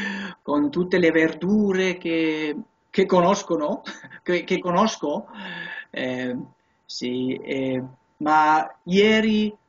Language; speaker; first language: Italian; non-native, learner; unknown